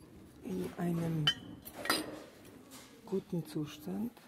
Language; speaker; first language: German; non-native, fluent; Russian